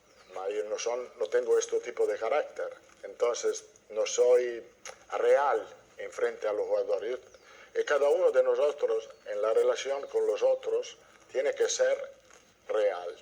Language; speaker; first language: Spanish; non-native, fluent; Italian